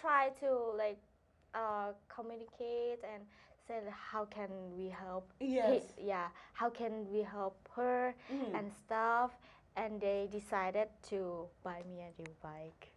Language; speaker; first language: English; non-native, learner; Thai